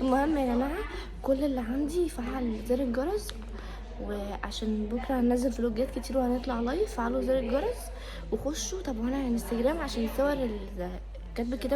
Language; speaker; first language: Arabic; native; Arabic